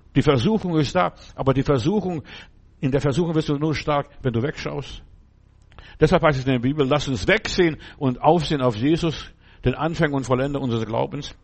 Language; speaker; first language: German; non-native, fluent; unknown